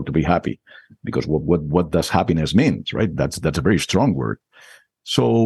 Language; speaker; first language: English; non-native, fluent; Spanish